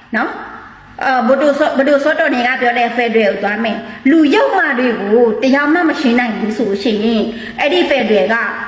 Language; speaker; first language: Burmese; non-native, local second language; Karen languages